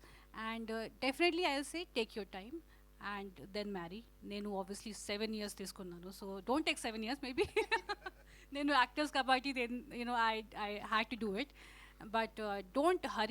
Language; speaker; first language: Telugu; non-native, learner; Hindi